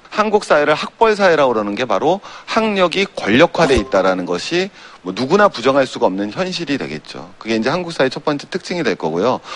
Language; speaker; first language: Korean; native; Korean